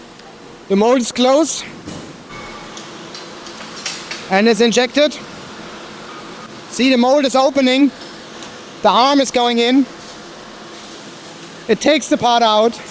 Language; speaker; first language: English; non-native, fluent; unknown